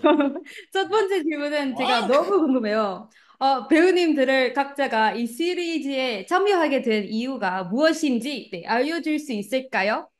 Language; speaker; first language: Korean; non-native, fluent; Indonesian